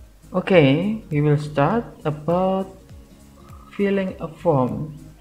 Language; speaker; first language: English; non-native, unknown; Indonesian